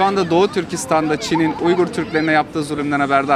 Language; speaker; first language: Turkish; native; Turkish